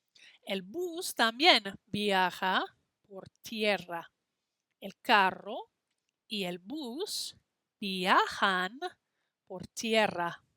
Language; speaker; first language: Spanish; non-native, fluent; English